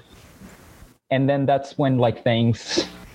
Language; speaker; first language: English; non-native, fluent; Portuguese